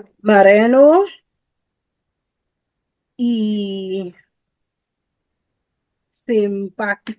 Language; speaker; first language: Spanish; non-native, learner; English